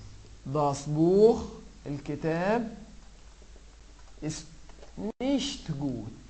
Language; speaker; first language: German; non-native, fluent; Arabic